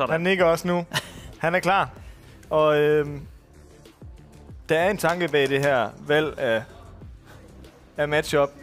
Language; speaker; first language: Danish; native; Danish